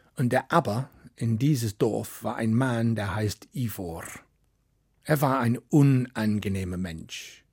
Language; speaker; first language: German; non-native, fluent; English